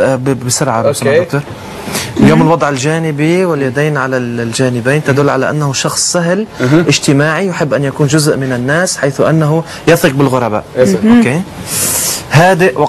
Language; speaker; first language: Arabic; native; Arabic